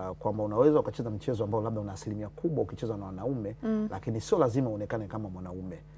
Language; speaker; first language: Swahili; native; Swahili